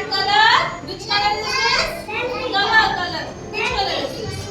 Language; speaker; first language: English; non-native, local second language; Hindi